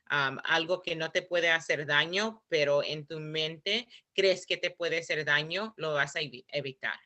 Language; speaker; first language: Spanish; early bilingual, heritage; Spanish